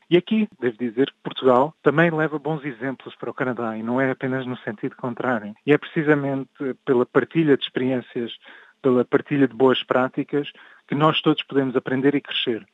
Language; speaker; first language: Portuguese; early bilingual, other home language; English